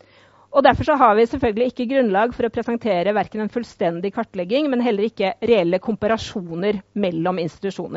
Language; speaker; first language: Norwegian; native; Norwegian